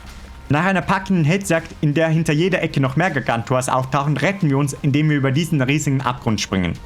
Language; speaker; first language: German; native; German